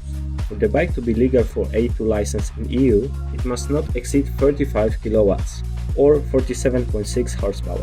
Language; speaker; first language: English; non-native, fluent; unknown